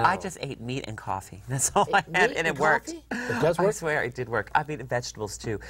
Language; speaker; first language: English; native; English